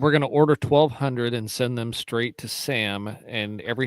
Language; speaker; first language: English; native; English